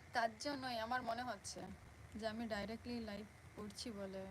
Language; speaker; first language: Bangla; non-native, local second language; Santali